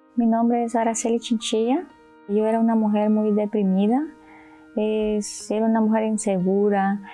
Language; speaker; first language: Spanish; native; Spanish